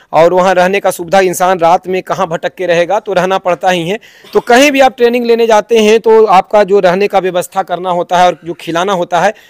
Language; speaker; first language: Hindi; native; Hindi